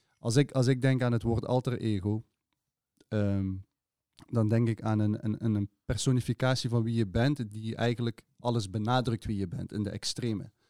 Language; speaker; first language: Dutch; early bilingual, other home language; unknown